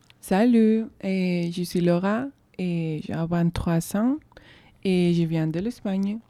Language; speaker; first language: French; non-native, learner; Spanish